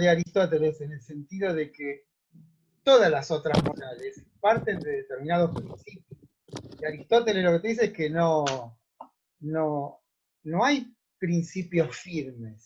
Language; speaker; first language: Spanish; native; Spanish